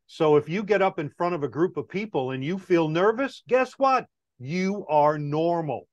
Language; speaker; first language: English; native; English